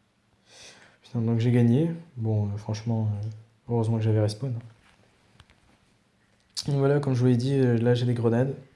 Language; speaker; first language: French; native; French